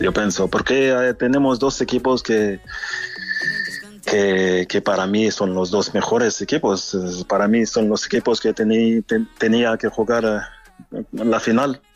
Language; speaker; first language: Spanish; non-native, fluent; French